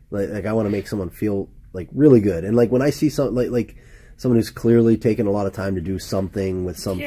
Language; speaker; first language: English; native; English